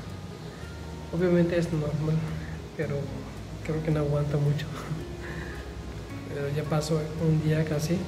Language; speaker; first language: Spanish; non-native, learner; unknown